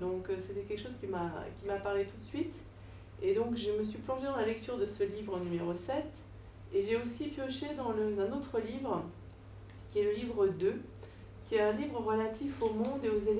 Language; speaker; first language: French; native; French